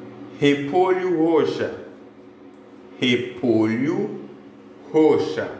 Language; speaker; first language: Portuguese; non-native, fluent; Haitian Creole